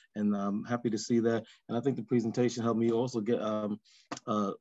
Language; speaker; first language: English; native; English